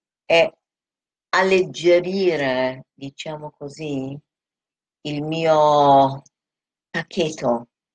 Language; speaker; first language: Italian; non-native, fluent; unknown